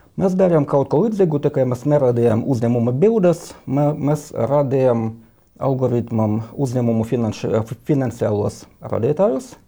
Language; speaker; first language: Latvian; non-native, local second language; Russian